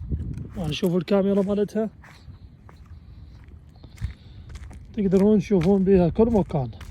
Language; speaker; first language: Arabic; native; Arabic